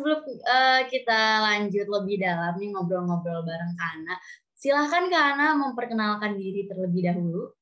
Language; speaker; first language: Indonesian; native; Indonesian